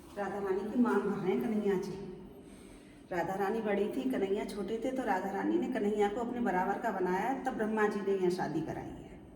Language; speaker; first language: Hindi; native; Hindi